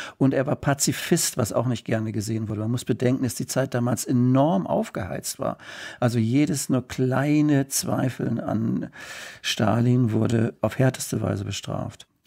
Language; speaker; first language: German; native; German